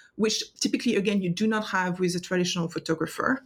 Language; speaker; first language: English; non-native, fluent; French